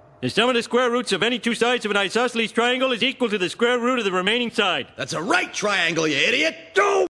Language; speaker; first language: English; native; English